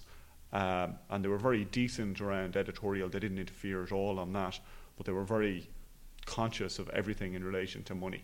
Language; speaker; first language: English; native; English